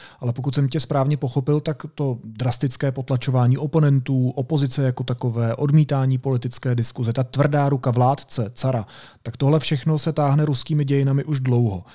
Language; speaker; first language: Czech; native; Czech